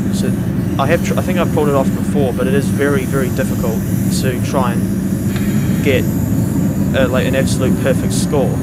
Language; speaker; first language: English; native; English